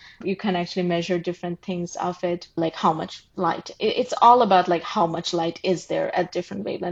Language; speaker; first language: English; non-native, local second language; Bangla